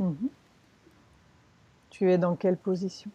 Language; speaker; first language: French; native; French